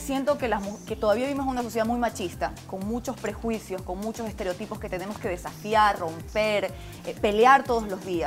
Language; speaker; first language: Spanish; native; Spanish